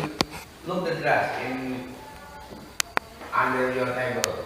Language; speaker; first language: English; non-native, learner; Indonesian